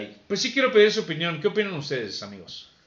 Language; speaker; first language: Spanish; native; Spanish